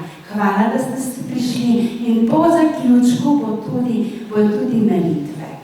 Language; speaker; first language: Slovenian; native; Slovenian